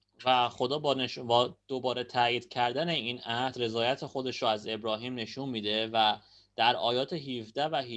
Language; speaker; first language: Persian; native; Persian